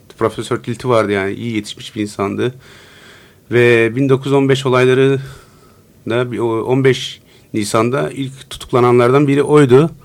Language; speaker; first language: Turkish; non-native, local second language; Turoyo